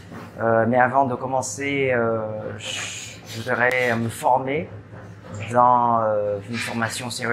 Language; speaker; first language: French; non-native, learner; Vietnamese